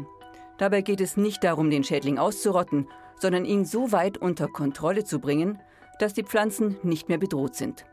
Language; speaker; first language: German; native; German